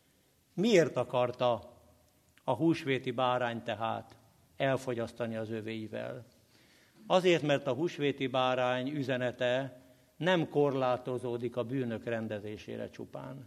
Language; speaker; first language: Hungarian; native; Hungarian